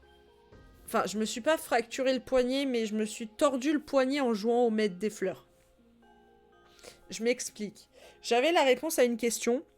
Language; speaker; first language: French; native; French